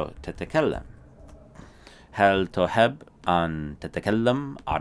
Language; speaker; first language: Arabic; non-native, fluent; English